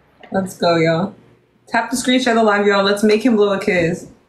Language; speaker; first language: English; early bilingual, other home language; Spanish